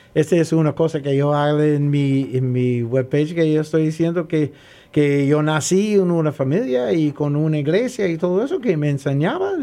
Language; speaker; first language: Spanish; non-native, learner; English